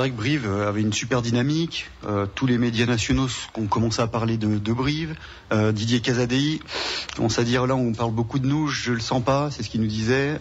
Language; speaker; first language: French; native; French